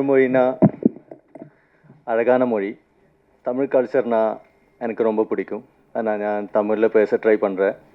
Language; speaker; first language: Tamil; non-native, fluent; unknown